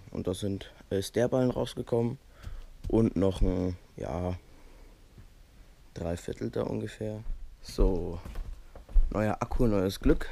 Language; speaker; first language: German; native; German